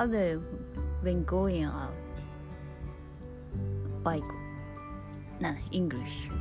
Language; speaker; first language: English; non-native, learner; Japanese